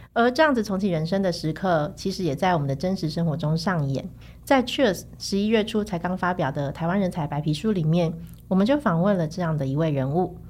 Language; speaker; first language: Chinese; native; Chinese